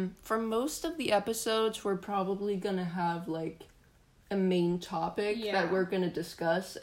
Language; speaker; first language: English; non-native, fluent; Danish